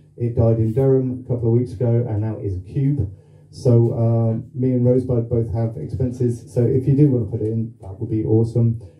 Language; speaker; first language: English; native; English